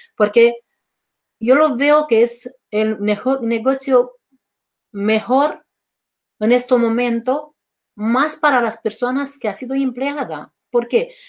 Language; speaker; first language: Spanish; non-native, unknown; Romanian